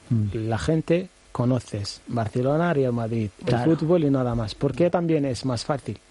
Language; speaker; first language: Spanish; non-native, learner; Arabic